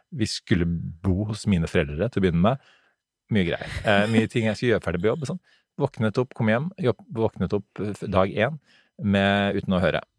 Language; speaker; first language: Norwegian; native; Norwegian